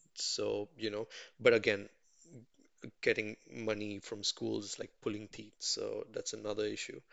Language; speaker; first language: English; non-native, local second language; Tamil